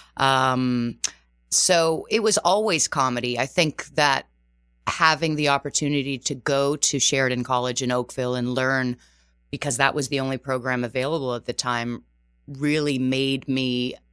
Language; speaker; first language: English; non-native, fluent; Portuguese